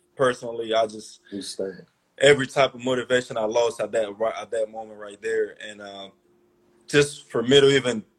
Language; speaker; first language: English; early bilingual, other home language; Portuguese